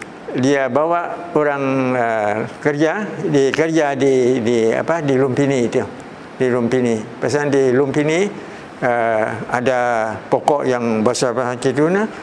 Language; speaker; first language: Indonesian; early bilingual, heritage; Thai